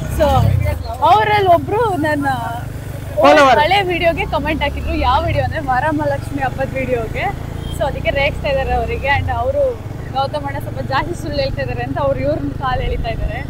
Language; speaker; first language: Kannada; native; Kannada